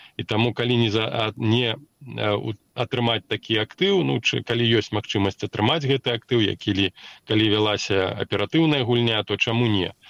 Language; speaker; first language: Belarusian; non-native, local second language; Russian